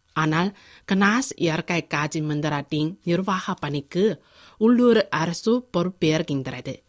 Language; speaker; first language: Tamil; non-native, fluent; Chinese